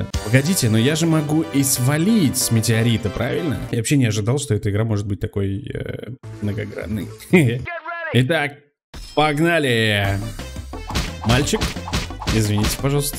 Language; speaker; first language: Russian; native; Russian